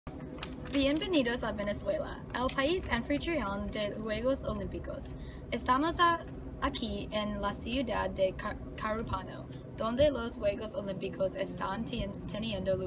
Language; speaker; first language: Spanish; non-native, learner; English